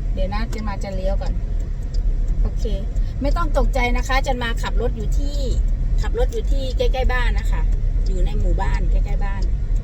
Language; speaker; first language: Thai; native; Thai